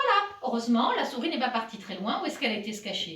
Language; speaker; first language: French; native; French